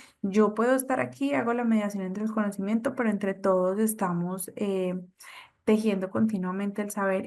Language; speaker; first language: Spanish; native; Spanish